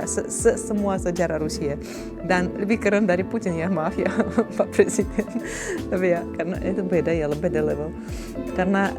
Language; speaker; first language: Indonesian; non-native, fluent; Russian